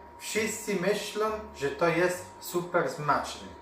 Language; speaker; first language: Polish; non-native, learner; Italian